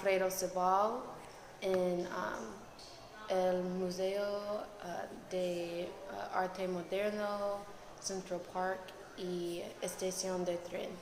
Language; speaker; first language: Spanish; non-native, learner; English